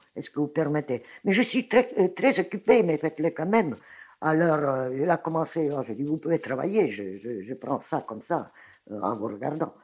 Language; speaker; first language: French; non-native, fluent; Russian